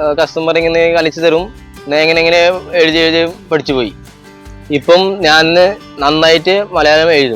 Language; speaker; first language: Malayalam; non-native, local second language; Assamese